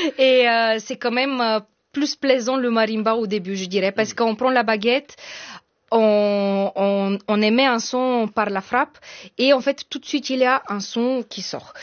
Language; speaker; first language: French; non-native, fluent; Bulgarian